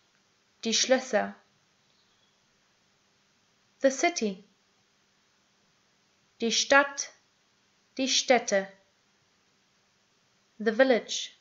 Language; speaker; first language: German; native; German